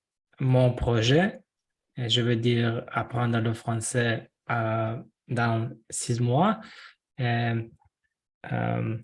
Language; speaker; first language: French; non-native, learner; Russian